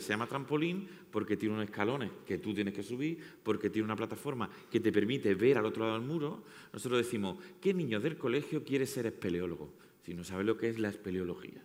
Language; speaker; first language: Spanish; native; Spanish